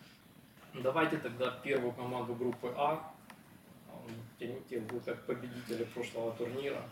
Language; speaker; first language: Russian; native; Russian